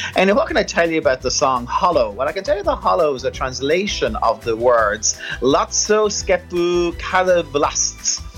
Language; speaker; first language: English; native; English